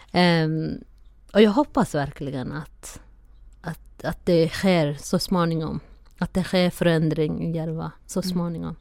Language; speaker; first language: Swedish; non-native, fluent; Somali